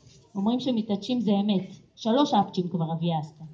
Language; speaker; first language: Hebrew; native; Hebrew